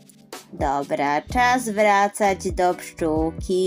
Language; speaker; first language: Polish; early bilingual, heritage; Polish